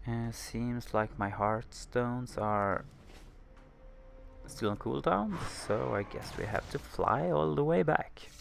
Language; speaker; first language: English; non-native, fluent; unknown